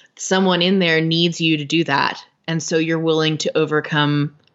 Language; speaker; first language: English; native; English